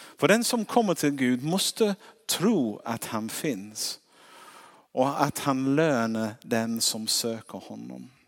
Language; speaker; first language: Swedish; non-native, fluent; English